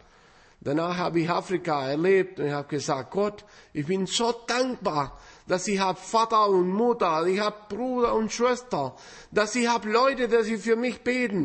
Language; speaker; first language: German; non-native, fluent; Spanish